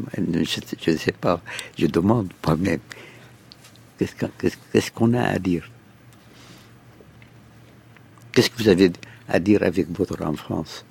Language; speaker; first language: French; non-native, fluent; Arabic